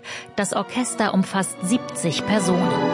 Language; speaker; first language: German; native; German